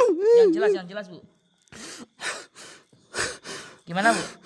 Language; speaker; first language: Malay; non-native, local second language; Javanese